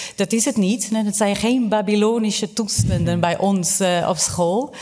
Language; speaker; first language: Dutch; non-native, fluent; Portuguese